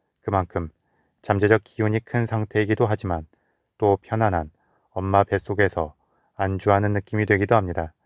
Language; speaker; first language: Korean; native; Korean